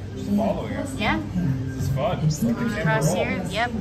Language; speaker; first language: English; native; English